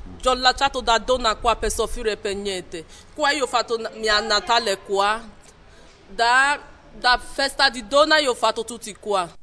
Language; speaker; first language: Italian; non-native, learner; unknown